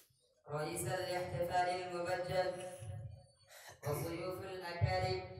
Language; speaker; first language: Arabic; non-native, learner; Urdu